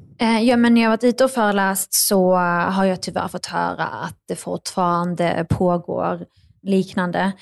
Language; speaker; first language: Swedish; early bilingual, other home language; Arabic